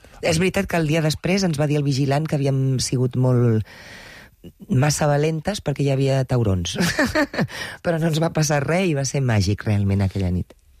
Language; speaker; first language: Catalan; non-native, local second language; Spanish